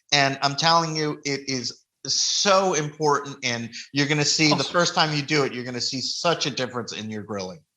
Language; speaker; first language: English; native; English